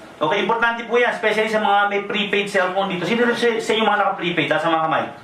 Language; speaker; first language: Filipino; native; Filipino